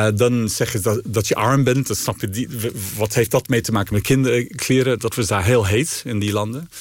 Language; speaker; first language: Dutch; non-native, fluent; English